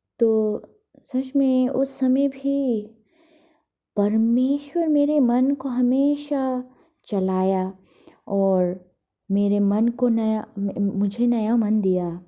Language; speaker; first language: Hindi; non-native, fluent; Korean